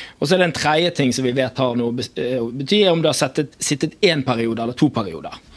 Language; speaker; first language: Norwegian; native; Norwegian